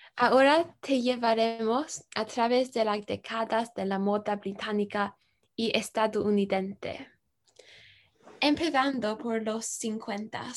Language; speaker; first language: Spanish; non-native, learner; English